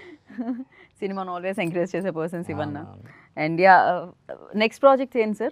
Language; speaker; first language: Telugu; native; Telugu